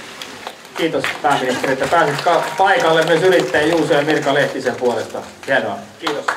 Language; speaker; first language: Finnish; native; Finnish